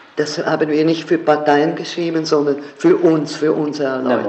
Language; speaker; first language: German; non-native, fluent; Hungarian